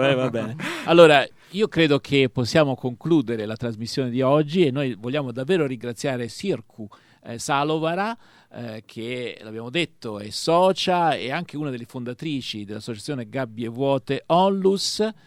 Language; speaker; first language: Italian; native; Italian